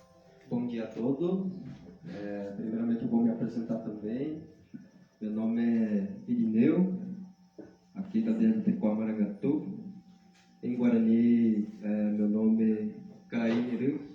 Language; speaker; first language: Portuguese; non-native, local second language; Guarani